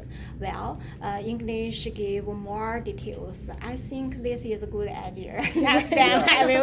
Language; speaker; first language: English; non-native, learner; Chinese